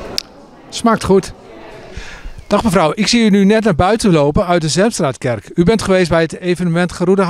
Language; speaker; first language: Dutch; native; Dutch